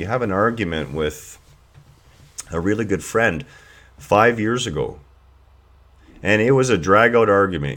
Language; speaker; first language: English; native; English